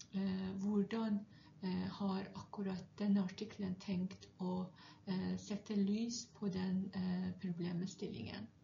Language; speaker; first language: Norwegian; non-native, fluent; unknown